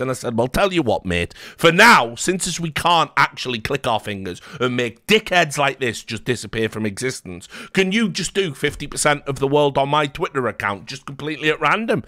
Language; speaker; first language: English; native; English